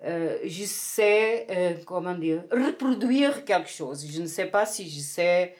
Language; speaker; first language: French; non-native, fluent; Portuguese